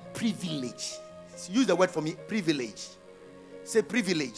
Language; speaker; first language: English; non-native, local second language; Ewe